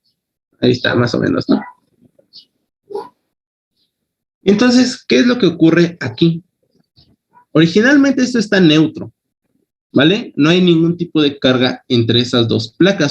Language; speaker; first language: Spanish; native; Spanish